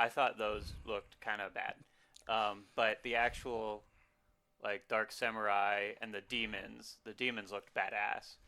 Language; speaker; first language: English; native; English